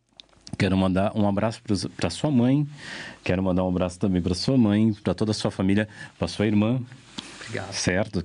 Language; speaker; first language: Portuguese; native; Portuguese